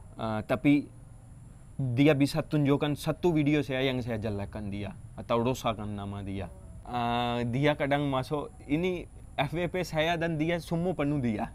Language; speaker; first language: Indonesian; non-native, fluent; Urdu